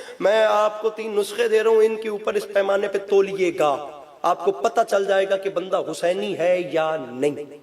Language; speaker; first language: Urdu; non-native, local second language; Punjabi